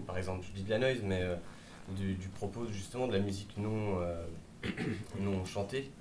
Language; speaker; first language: French; native; French